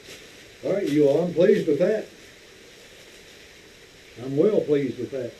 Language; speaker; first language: English; native; English